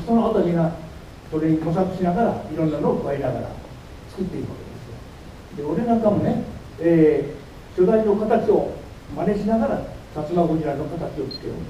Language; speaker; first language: Japanese; native; Japanese